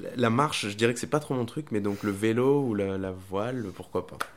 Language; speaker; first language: French; non-native, fluent; Spanish